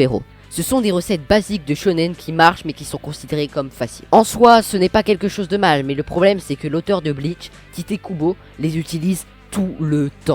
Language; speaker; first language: French; native; French